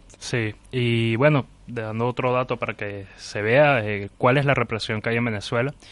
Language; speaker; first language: Spanish; native; Spanish